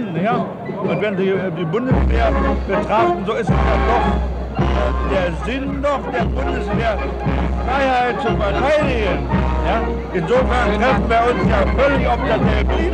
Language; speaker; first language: German; native; German